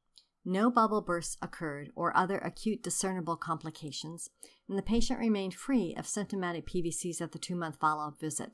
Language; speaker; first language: English; native; English